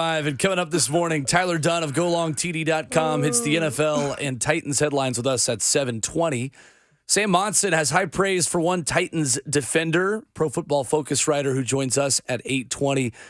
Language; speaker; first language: English; native; English